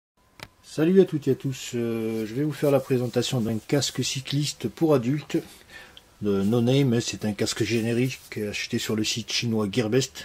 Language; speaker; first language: French; native; French